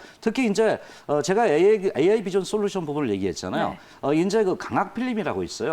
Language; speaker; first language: Korean; native; Korean